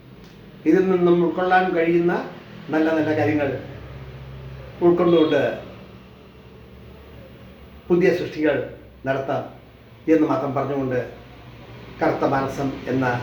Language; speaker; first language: Malayalam; native; Malayalam